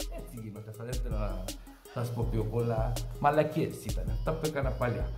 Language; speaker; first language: Greek; non-native, fluent; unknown